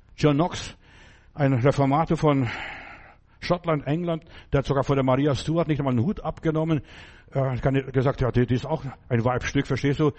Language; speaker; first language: German; non-native, fluent; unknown